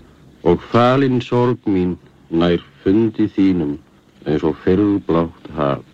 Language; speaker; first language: Icelandic; native; Icelandic